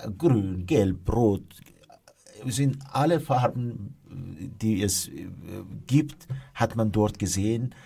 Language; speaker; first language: German; non-native, fluent; Kurdish